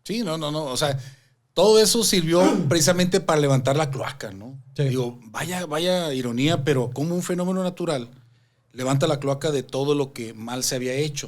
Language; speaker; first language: Spanish; native; Spanish